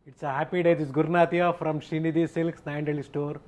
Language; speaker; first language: English; non-native, local second language; Kannada